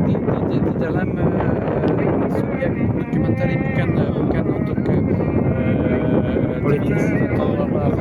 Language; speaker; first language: Indonesian; non-native, fluent; French